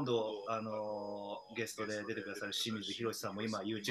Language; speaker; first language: Japanese; native; Japanese